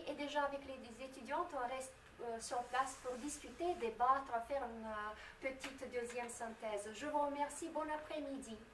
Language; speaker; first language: French; non-native, fluent; Romanian